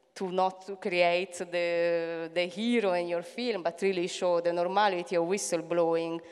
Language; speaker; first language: English; non-native, fluent; Italian